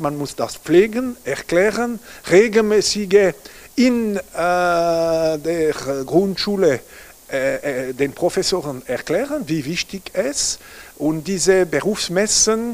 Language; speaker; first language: German; non-native, local second language; French